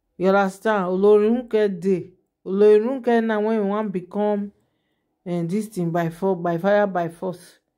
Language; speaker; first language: Nigerian Pidgin; non-native, local second language; Yoruba